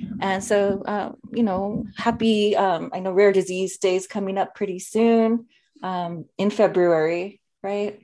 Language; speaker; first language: English; native; English